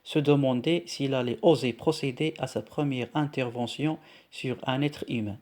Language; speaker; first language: French; non-native, local second language; Arabic